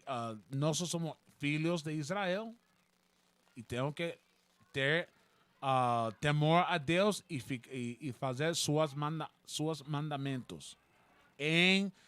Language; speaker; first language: Portuguese; non-native, learner; Spanish